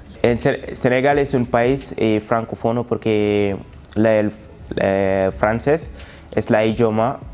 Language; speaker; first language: Spanish; non-native, learner; Wolof